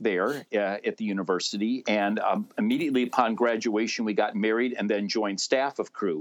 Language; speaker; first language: English; native; English